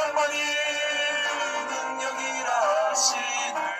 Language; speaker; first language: Korean; native; Korean